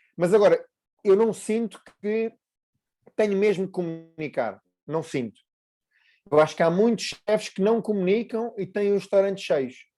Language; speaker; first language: Portuguese; native; Portuguese